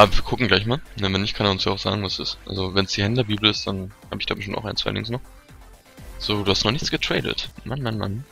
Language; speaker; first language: German; native; German